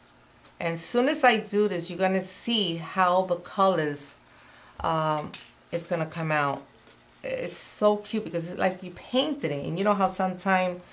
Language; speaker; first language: English; non-native, fluent; Spanish